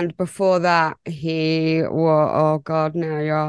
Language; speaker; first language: English; native; English